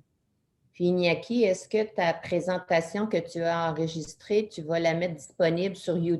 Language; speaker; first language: French; native; French